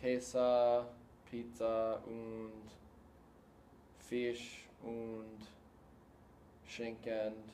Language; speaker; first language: German; non-native, learner; English